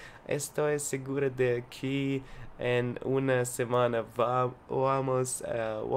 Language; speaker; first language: Spanish; non-native, learner; Russian